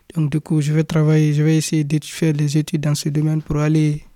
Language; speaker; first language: French; non-native, local second language; Fula